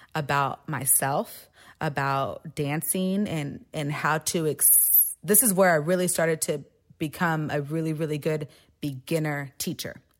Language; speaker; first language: English; native; English